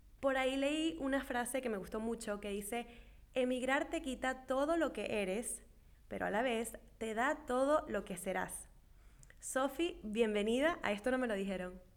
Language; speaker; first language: Spanish; native; Spanish